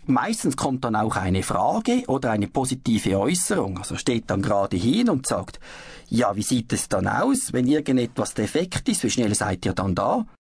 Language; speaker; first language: German; native; German